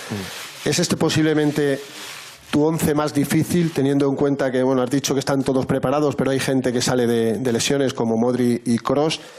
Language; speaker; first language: Spanish; native; Spanish